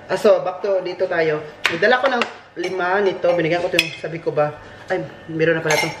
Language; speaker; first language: Filipino; non-native, local second language; Cebuano